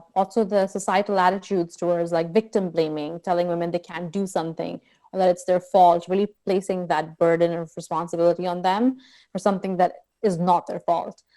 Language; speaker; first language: English; non-native, local second language; Urdu